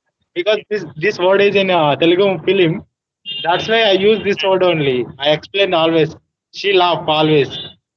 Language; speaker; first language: English; non-native, learner; Telugu